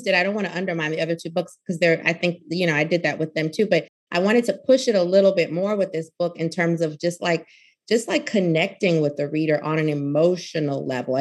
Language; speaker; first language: English; native; English